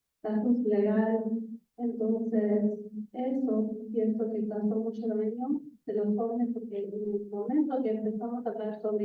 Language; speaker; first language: Spanish; early bilingual, other home language; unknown